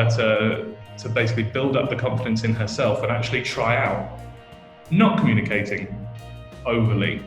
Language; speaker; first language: English; native; English